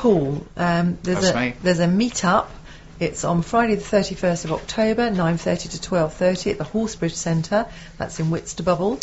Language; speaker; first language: English; native; English